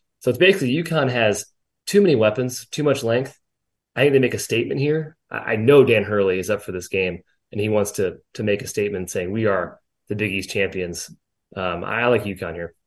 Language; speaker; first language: English; native; English